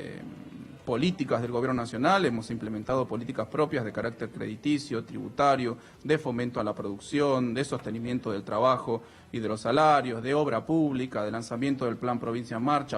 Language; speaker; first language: Spanish; native; Spanish